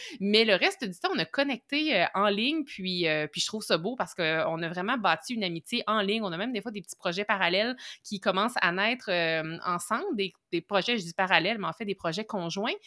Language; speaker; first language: French; native; French